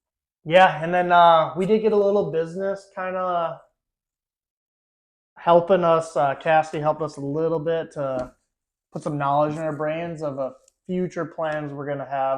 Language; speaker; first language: English; native; English